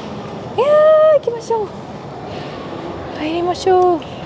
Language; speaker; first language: Japanese; non-native, learner; Dutch